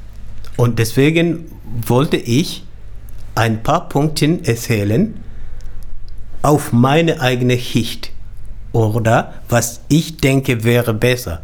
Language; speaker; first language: German; non-native, learner; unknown